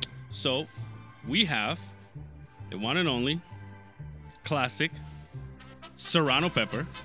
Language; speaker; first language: English; native; English